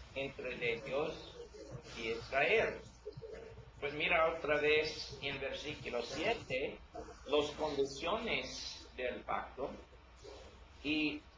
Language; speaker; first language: Spanish; non-native, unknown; English